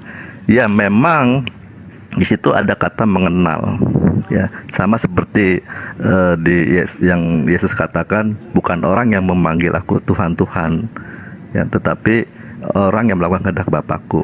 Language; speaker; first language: Indonesian; native; Indonesian